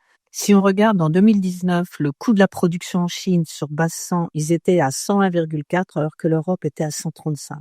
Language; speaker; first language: French; native; French